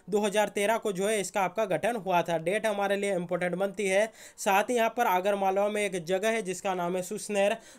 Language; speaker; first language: Hindi; native; Hindi